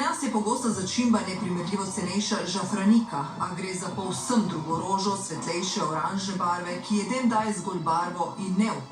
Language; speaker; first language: Slovenian; native; Slovenian